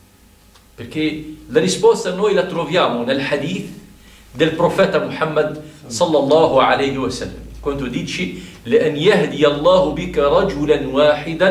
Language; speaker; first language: Italian; non-native, fluent; Arabic